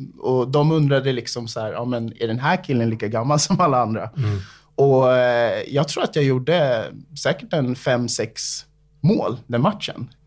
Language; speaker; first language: Swedish; early bilingual, other home language; English